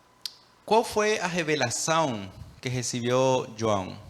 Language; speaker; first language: Portuguese; non-native, fluent; Spanish